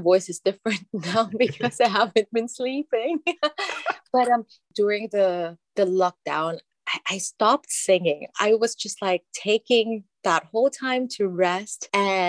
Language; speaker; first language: English; non-native, local second language; Filipino